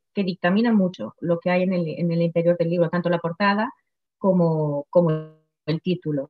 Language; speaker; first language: Spanish; non-native, local second language; Galician